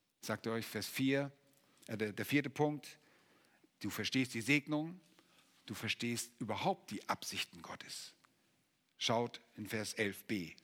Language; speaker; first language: German; native; German